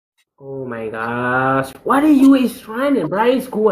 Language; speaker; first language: English; non-native, learner; Korean